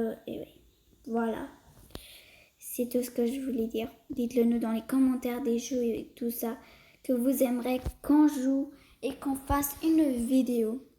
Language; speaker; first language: French; early bilingual, other home language; Portuguese